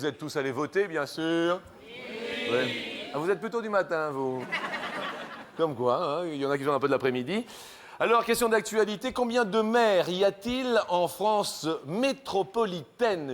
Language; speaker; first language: French; native; French